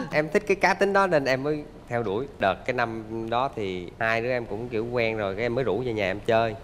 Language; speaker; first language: Vietnamese; native; Vietnamese